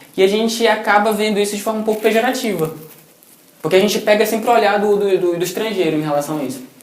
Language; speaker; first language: Portuguese; native; Portuguese